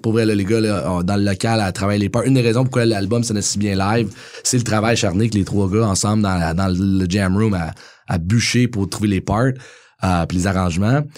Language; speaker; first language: French; native; French